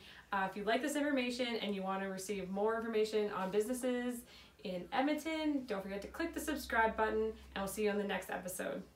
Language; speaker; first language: English; native; English